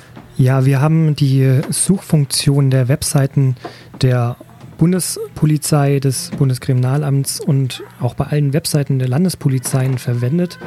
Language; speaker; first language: German; native; German